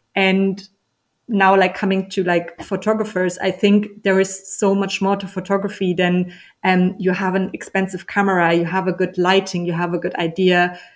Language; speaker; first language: English; non-native, fluent; German